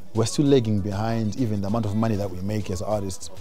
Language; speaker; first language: English; non-native, local second language; Shona